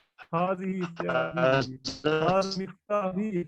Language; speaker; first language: Arabic; non-native, learner; Urdu